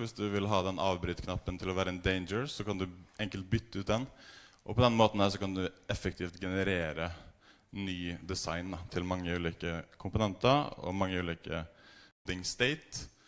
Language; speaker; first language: Norwegian; native; Norwegian